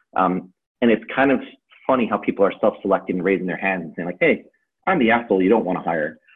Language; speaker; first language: English; native; English